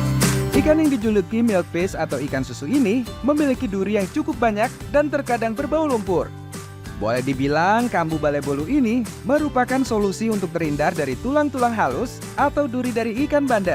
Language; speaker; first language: Indonesian; native; Indonesian